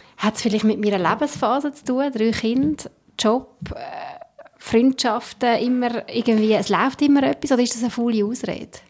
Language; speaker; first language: German; native; German